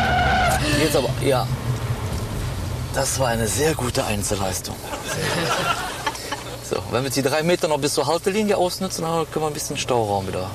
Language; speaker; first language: German; native; German